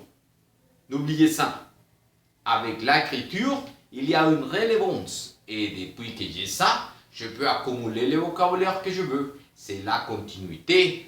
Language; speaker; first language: French; non-native, fluent; Spanish